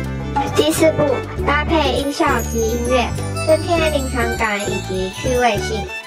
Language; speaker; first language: Chinese; native; Chinese